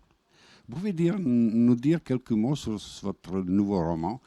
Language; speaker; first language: French; non-native, fluent; Bosnian